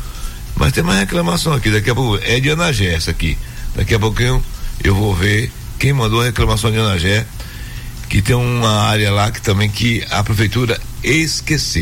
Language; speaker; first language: Portuguese; native; Portuguese